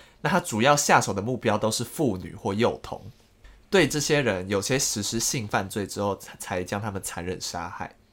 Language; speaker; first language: Chinese; native; Chinese